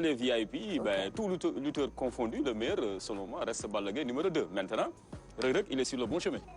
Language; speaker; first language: French; non-native, local second language; Wolof